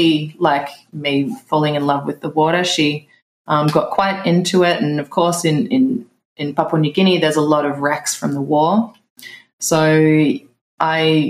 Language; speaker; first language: English; native; English